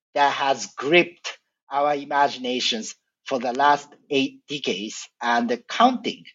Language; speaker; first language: English; non-native, fluent; Japanese